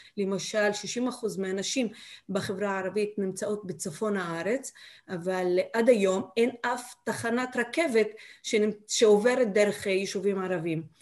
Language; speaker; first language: Hebrew; non-native, local second language; Arabic